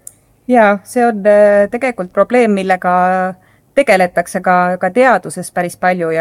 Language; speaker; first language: Estonian; native; Estonian